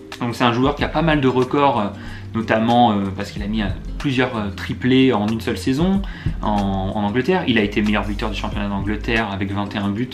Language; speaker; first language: French; native; French